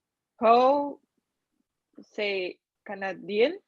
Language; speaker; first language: French; non-native, learner; Chinese